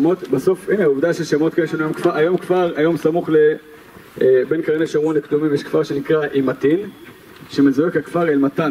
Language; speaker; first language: Hebrew; native; Hebrew